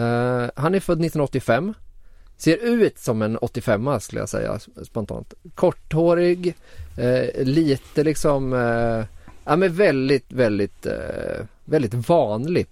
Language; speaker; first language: Swedish; native; Swedish